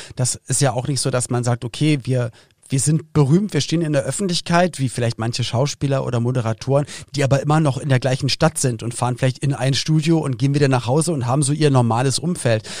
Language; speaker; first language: German; native; German